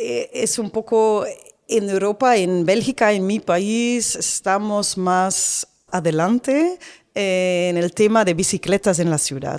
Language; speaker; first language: Spanish; non-native, learner; Dutch